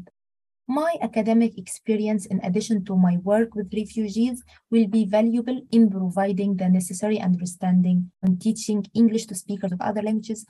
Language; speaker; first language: English; non-native, fluent; Arabic